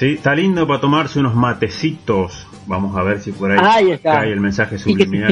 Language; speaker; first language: Spanish; native; Spanish